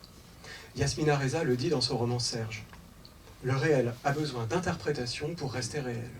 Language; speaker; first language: French; native; French